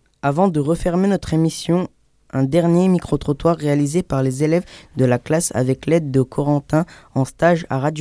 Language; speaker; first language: French; native; French